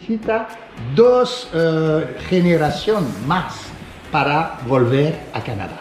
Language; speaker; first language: Spanish; non-native, fluent; French